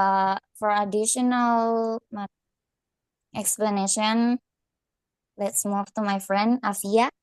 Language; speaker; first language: English; non-native, learner; Indonesian